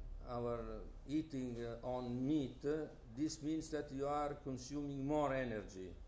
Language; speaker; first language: English; non-native, fluent; Italian